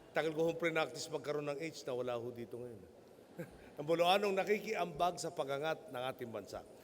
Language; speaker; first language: Filipino; native; Filipino